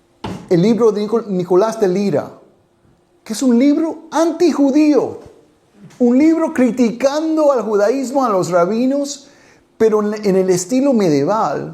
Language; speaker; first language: Spanish; non-native, fluent; English